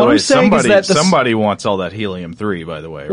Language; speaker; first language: English; native; English